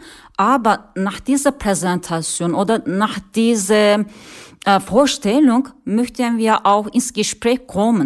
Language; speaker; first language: German; non-native, learner; Turkish